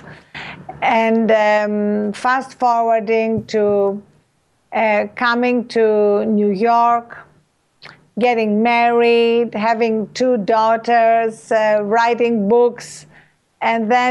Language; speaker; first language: English; non-native, fluent; Greek